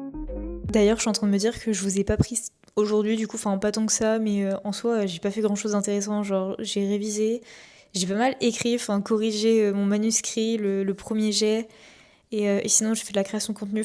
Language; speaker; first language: French; native; French